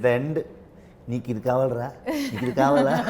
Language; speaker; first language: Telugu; non-native, learner; Kannada